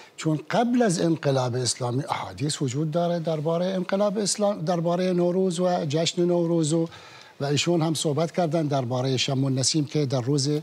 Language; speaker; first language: Persian; non-native, fluent; Arabic